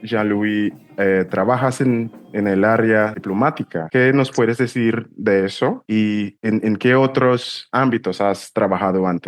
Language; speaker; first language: Spanish; non-native, fluent; English